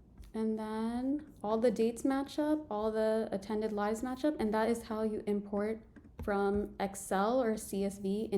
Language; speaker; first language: English; native; English